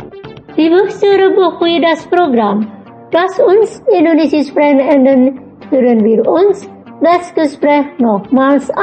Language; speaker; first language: German; non-native, fluent; Indonesian